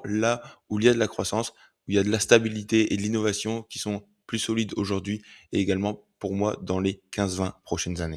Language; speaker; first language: French; native; French